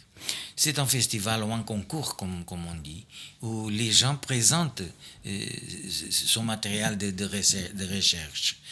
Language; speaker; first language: French; non-native, fluent; Portuguese